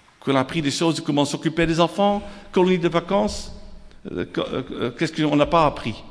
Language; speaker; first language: French; non-native, fluent; Dutch